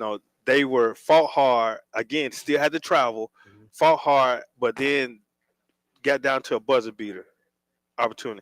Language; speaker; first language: English; native; English